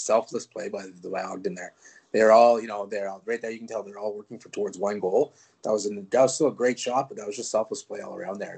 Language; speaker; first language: English; non-native, fluent; French